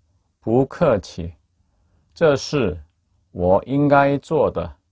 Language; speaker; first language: Chinese; non-native, fluent; Korean